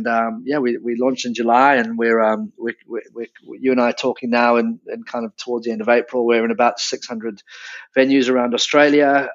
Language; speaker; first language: English; native; English